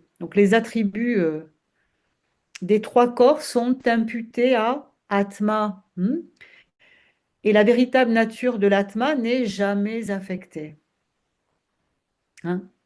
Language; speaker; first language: French; native; French